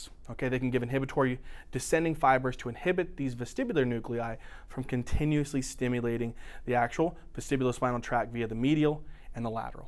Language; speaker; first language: English; native; English